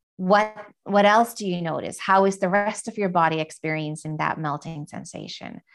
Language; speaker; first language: English; non-native, fluent; Finnish